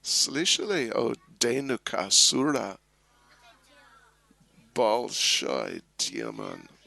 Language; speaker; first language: Russian; non-native, learner; English